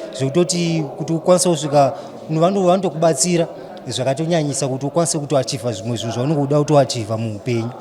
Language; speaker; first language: Shona; early bilingual, other home language; Nyanja